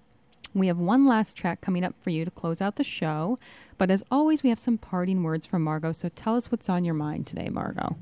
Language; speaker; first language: English; native; English